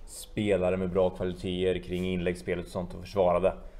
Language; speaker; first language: Swedish; native; Swedish